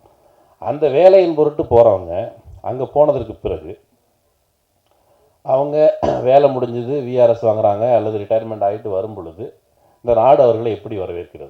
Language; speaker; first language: Tamil; native; Tamil